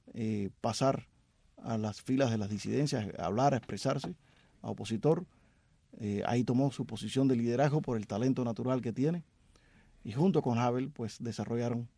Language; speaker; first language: Spanish; native; Spanish